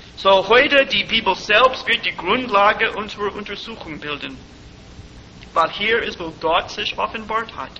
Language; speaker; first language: German; non-native, fluent; English